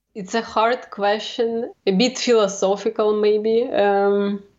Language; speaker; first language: English; non-native, fluent; Ukrainian